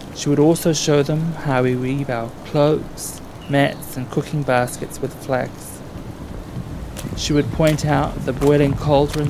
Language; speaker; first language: English; native; English